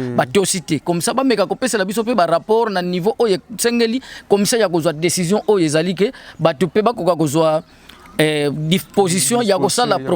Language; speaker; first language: Lingala; non-native, local second language; Kongo